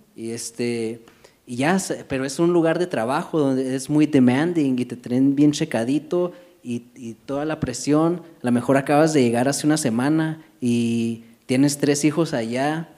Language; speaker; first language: Spanish; early bilingual, heritage; Spanish